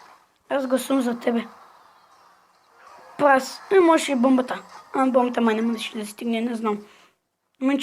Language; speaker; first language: Bulgarian; native; Bulgarian